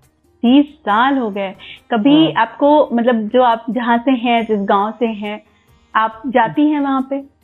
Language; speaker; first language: Hindi; native; Hindi